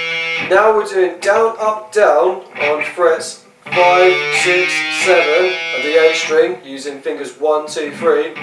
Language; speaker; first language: English; native; English